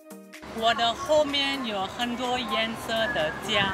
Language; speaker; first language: Chinese; non-native, learner; English